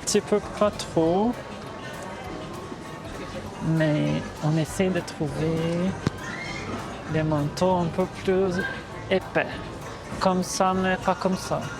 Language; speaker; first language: French; non-native, fluent; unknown